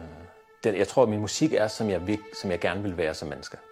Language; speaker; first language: Danish; native; Danish